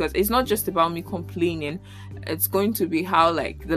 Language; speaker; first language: English; non-native, local second language; Yoruba